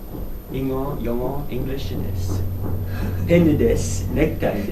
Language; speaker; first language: Japanese; non-native, learner; English